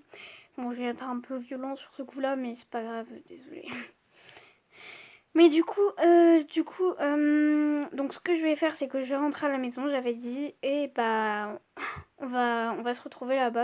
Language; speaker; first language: French; native; French